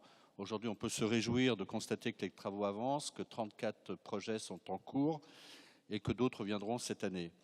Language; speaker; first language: French; native; French